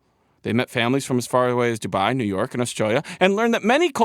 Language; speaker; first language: English; native; English